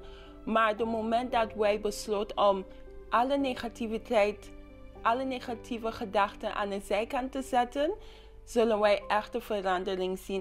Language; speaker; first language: Dutch; non-native, local second language; English